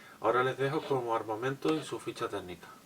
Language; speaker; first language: Spanish; native; Spanish